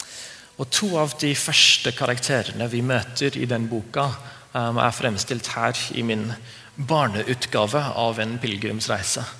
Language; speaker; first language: Norwegian; non-native, fluent; English